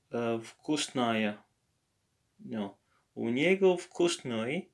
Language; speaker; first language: Russian; non-native, learner; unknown